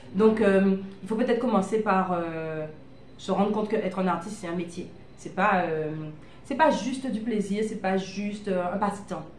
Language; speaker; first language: French; native; French